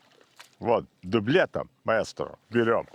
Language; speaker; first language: Russian; non-native, fluent; Lithuanian